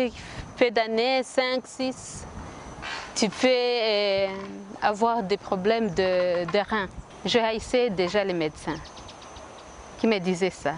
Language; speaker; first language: French; non-native, local second language; Kinyarwanda